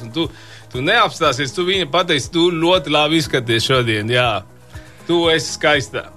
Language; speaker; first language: Latvian; non-native, fluent; Spanish